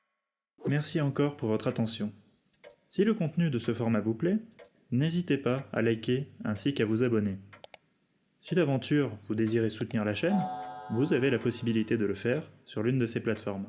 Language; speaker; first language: French; native; French